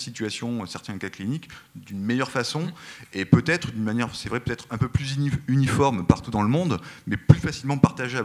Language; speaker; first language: French; native; French